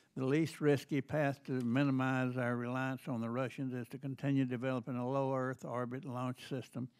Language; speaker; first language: English; native; English